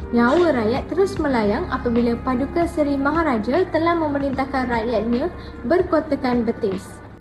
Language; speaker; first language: Malay; native; Malay